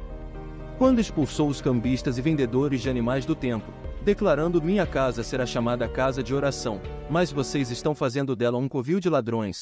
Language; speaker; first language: Portuguese; native; Portuguese